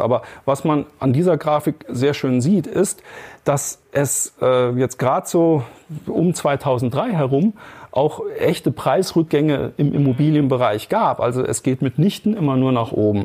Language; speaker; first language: German; native; German